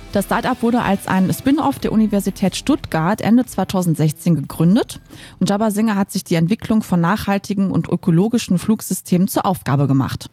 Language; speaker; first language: German; native; German